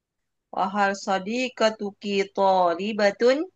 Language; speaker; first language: Arabic; non-native, learner; Indonesian